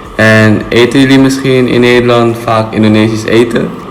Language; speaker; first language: Dutch; non-native, fluent; Indonesian